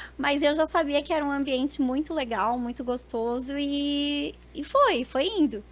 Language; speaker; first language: Portuguese; early bilingual, other home language; Spanish